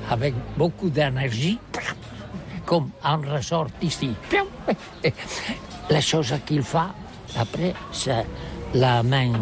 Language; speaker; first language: French; non-native, learner; Catalan